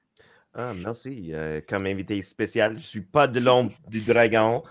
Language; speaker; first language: French; non-native, local second language; English